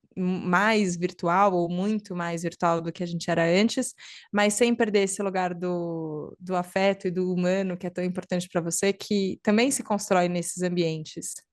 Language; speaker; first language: Portuguese; native; Portuguese